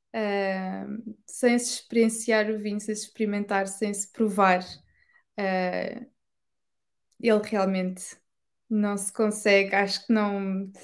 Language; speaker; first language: Portuguese; native; Portuguese